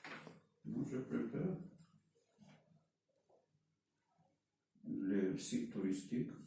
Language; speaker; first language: French; non-native, learner; Russian